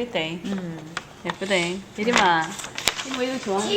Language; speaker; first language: Korean; native; Korean